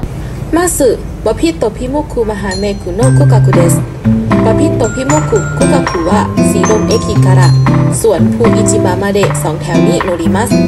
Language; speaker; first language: Japanese; non-native, learner; Thai